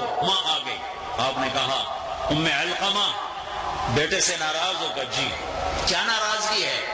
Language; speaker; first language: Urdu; non-native, local second language; Punjabi